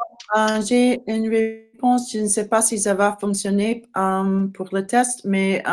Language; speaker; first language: French; non-native, learner; English